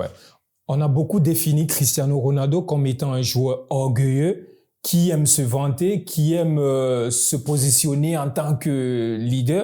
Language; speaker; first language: French; native; French